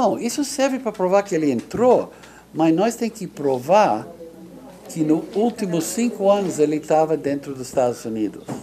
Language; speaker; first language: Portuguese; non-native, fluent; English